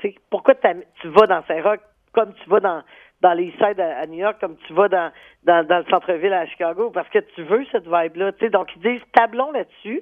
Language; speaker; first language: French; native; French